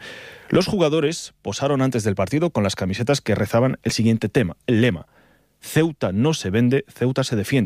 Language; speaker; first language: Spanish; native; Spanish